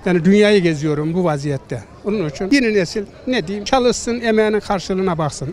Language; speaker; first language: Turkish; native; Turkish